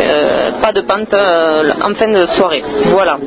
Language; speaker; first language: French; native; French